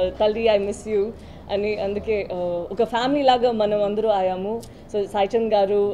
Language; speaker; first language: Telugu; non-native, learner; Tamil